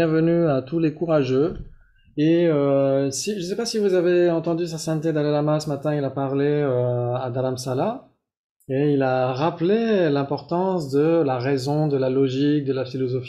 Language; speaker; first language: French; native; French